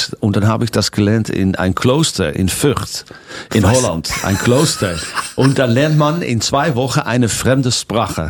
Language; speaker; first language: German; non-native, fluent; Dutch